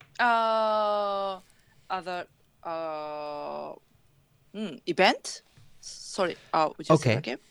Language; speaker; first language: English; non-native, learner; Japanese